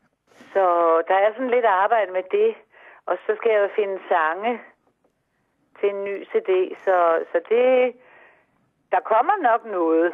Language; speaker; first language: Danish; native; Danish